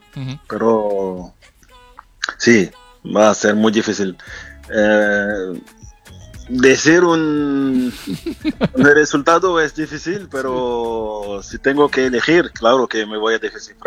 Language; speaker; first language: Spanish; non-native, fluent; French